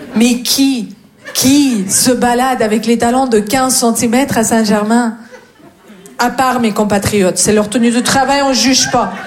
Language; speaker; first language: French; non-native, fluent; Russian